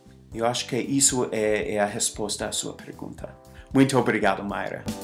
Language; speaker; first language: Portuguese; non-native, fluent; English